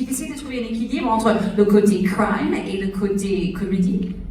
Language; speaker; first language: French; native; French